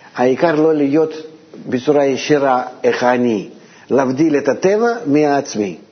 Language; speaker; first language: Hebrew; non-native, fluent; Russian